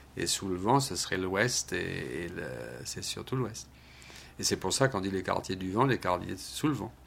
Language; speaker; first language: French; native; French